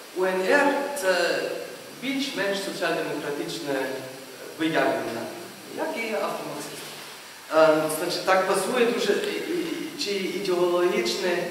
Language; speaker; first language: Ukrainian; non-native, learner; German